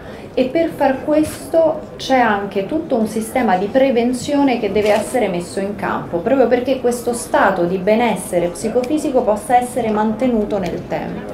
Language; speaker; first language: Italian; native; Italian